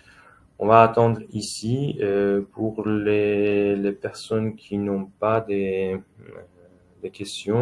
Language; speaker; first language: French; non-native, fluent; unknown